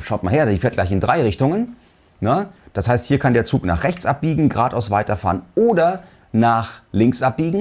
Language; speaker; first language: German; native; German